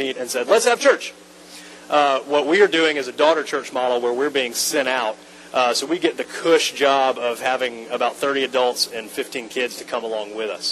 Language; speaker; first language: English; native; English